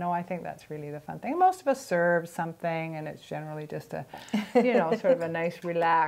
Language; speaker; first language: English; native; English